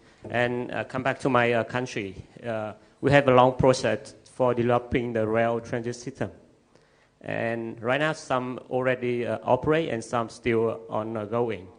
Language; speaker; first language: English; non-native, learner; Vietnamese